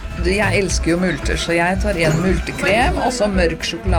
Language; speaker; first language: Norwegian; native; Norwegian